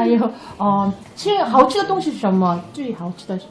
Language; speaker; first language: Chinese; non-native, learner; Korean